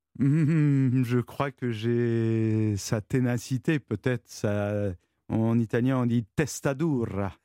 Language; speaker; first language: French; native; French